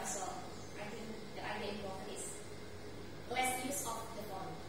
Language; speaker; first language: English; non-native, learner; Indonesian